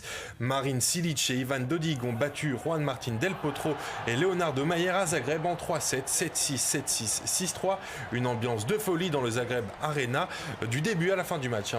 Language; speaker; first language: French; native; French